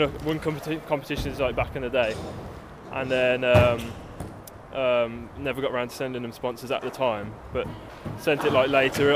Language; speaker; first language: English; native; English